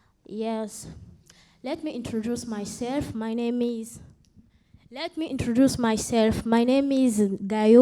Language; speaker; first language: English; non-native, learner; French